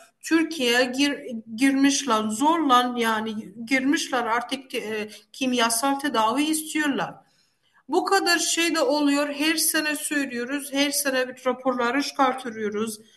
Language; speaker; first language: Turkish; non-native, fluent; Arabic